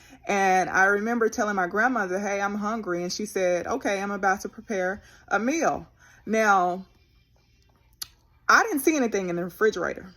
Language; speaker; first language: English; native; English